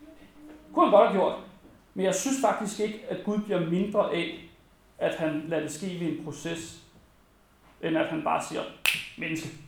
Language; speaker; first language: Danish; native; Danish